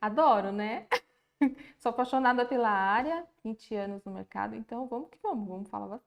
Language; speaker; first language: Portuguese; native; Portuguese